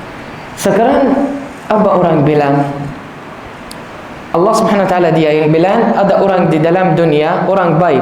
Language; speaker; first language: Indonesian; non-native, learner; Arabic